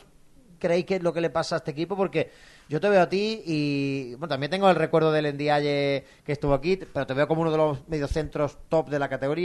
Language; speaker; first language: Spanish; native; Spanish